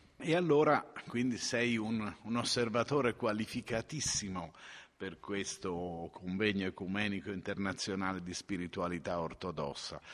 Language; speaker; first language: Italian; native; Italian